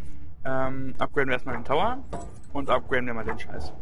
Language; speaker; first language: German; native; German